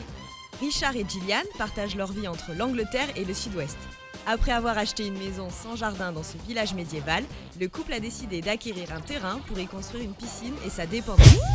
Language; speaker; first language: French; native; French